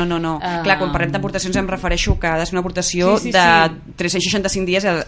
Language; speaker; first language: Catalan; native; Catalan